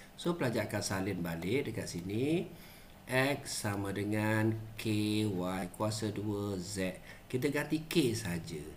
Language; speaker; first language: Malay; native; Malay